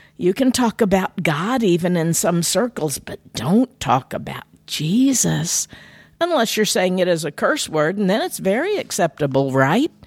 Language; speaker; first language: English; native; English